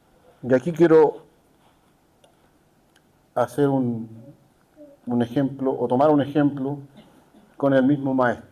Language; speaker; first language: Spanish; native; Spanish